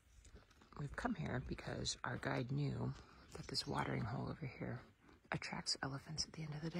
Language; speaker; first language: English; native; English